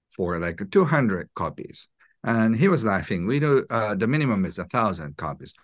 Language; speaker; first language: English; non-native, fluent; Japanese